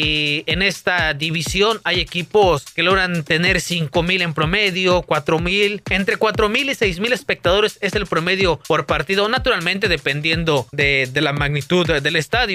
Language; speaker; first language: Spanish; native; Spanish